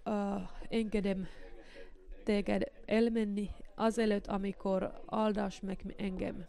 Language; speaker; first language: Hungarian; non-native, learner; Finnish